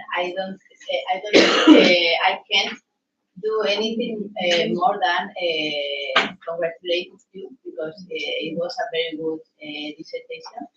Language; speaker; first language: English; non-native, learner; Spanish